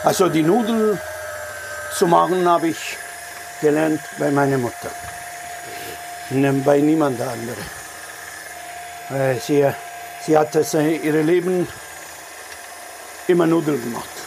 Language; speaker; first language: German; non-native, learner; Italian